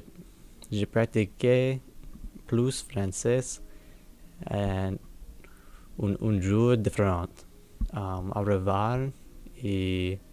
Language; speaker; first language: French; non-native, learner; English